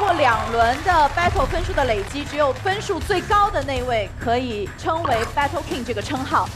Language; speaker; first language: Chinese; native; Chinese